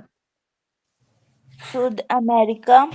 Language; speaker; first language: German; non-native, learner; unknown